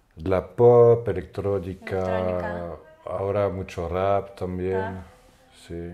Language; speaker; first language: Spanish; non-native, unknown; French